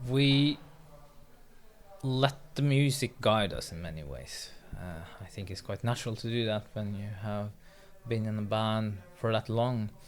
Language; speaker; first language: English; non-native, fluent; Norwegian